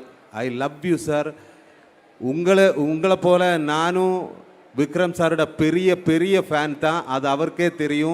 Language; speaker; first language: Tamil; non-native, learner; Malayalam